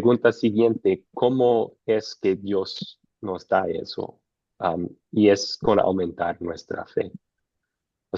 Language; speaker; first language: Spanish; non-native, fluent; English